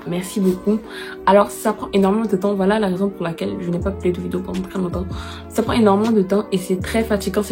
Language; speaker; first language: French; native; French